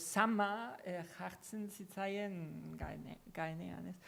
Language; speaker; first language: Basque; non-native, fluent; German